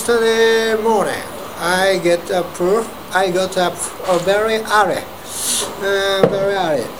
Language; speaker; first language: English; non-native, learner; Japanese